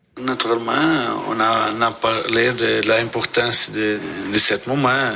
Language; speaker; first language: French; non-native, learner; Portuguese